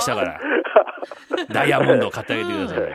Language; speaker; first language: Japanese; native; Japanese